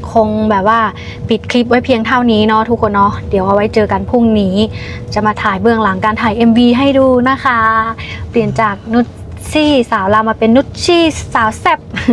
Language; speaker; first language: Thai; non-native, fluent; Lao